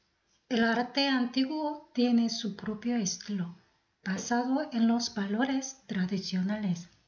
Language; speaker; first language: Spanish; non-native, fluent; Korean